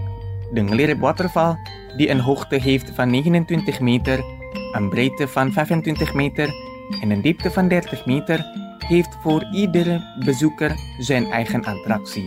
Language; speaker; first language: Dutch; non-native, fluent; Indonesian